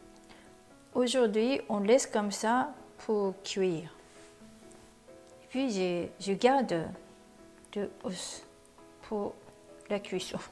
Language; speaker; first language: French; non-native, learner; Japanese